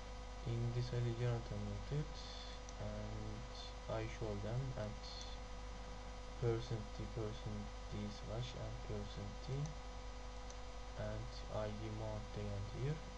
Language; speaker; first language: English; non-native, learner; Turkish